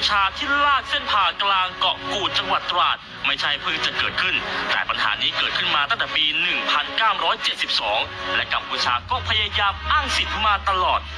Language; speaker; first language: Thai; native; Thai